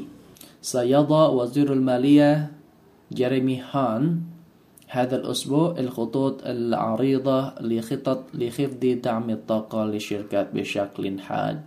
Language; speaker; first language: Arabic; non-native, fluent; Indonesian